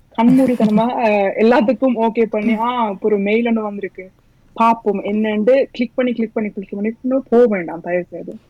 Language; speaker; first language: Tamil; early bilingual, heritage; Tamil